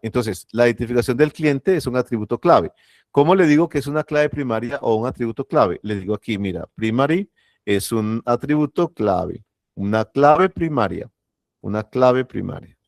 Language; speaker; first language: Spanish; native; Spanish